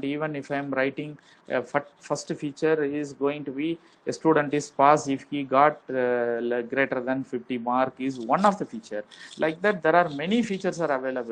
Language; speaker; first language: English; non-native, local second language; Tamil